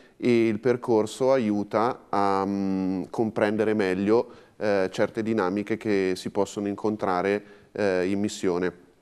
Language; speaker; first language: Italian; native; Italian